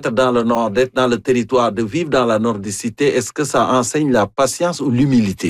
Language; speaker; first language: French; non-native, local second language; Wolof